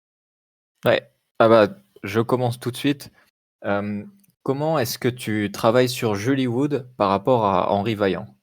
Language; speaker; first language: French; native; French